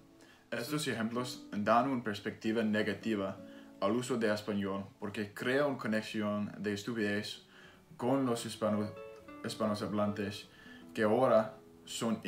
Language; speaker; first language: Spanish; non-native, learner; English